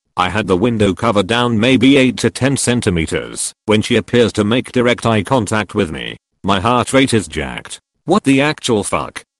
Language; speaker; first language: English; early bilingual, other home language; Serbian